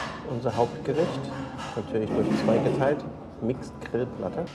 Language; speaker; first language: German; native; German